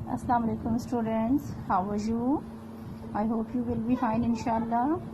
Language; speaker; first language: English; non-native, local second language; Urdu